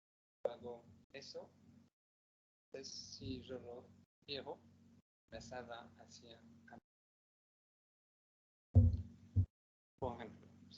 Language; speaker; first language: Spanish; non-native, fluent; French